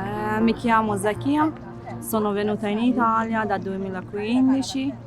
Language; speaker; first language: Italian; non-native, learner; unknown